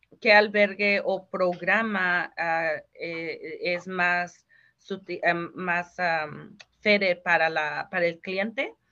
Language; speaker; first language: Spanish; early bilingual, heritage; Spanish